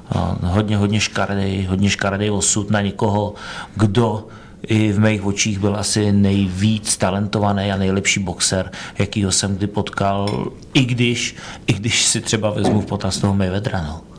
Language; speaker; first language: Czech; native; Czech